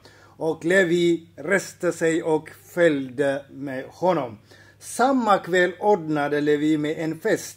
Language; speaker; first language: Swedish; non-native, fluent; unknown